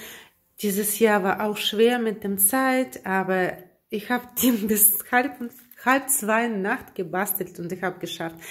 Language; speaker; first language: German; non-native, fluent; Russian